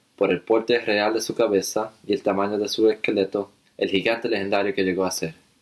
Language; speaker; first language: Spanish; early bilingual, heritage; Spanish